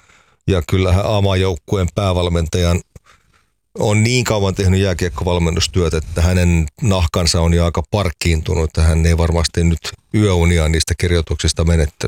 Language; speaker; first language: Finnish; native; Finnish